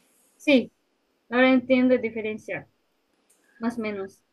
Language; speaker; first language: Spanish; non-native, learner; Japanese